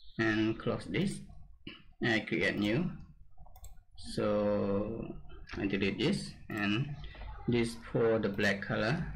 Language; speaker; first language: English; non-native, learner; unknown